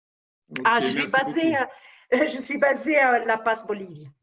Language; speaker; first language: French; non-native, fluent; Spanish